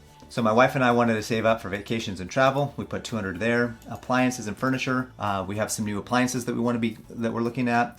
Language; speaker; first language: English; native; English